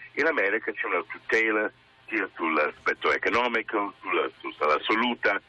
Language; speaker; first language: Italian; non-native, fluent; English